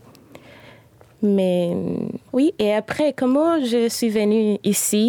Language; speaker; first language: French; non-native, fluent; Spanish